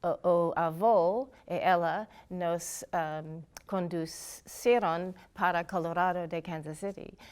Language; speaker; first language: Portuguese; non-native, fluent; English